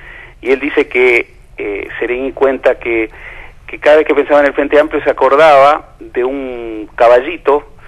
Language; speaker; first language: Spanish; native; Spanish